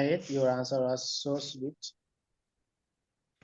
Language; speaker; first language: English; non-native, learner; Bangla